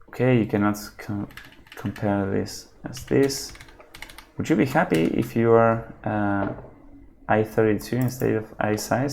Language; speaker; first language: English; non-native, fluent; Spanish